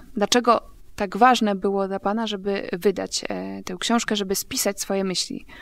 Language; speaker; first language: Polish; native; Polish